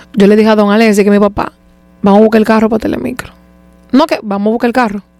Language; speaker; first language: Spanish; native; Spanish